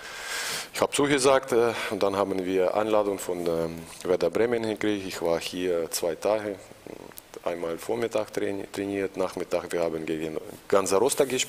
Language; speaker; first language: German; non-native, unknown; Russian